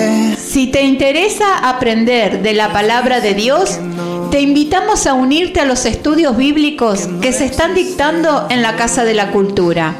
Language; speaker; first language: Spanish; native; Spanish